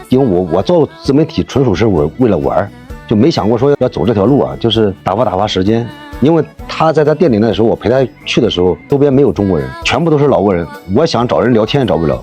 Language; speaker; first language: Chinese; native; Chinese